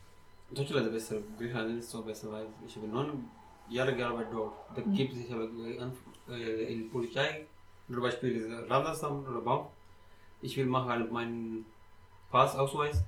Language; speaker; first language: German; non-native, learner; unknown